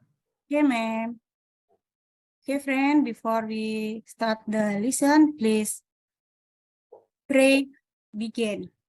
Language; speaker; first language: English; non-native, learner; Indonesian